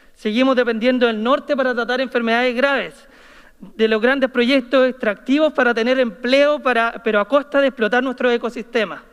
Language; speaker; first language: Spanish; native; Spanish